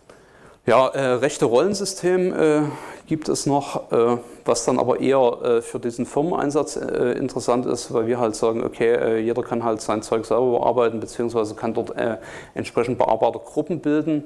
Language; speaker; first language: German; native; German